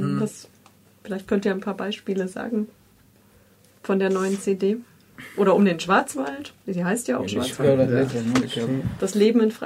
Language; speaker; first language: German; native; German